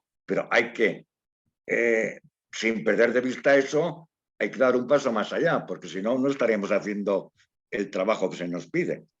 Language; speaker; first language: Spanish; native; Spanish